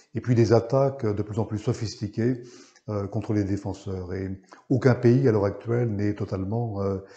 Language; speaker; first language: French; native; French